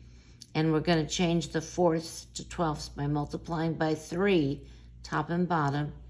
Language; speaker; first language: English; native; English